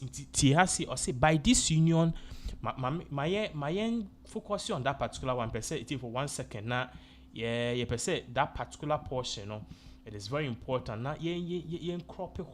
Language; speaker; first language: English; non-native, local second language; Akan